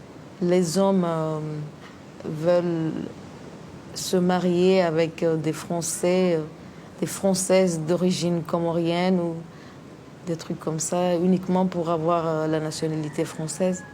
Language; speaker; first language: French; non-native, local second language; Comorian